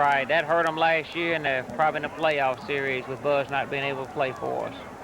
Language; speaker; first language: English; native; English